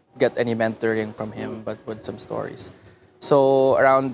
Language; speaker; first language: English; non-native, local second language; Filipino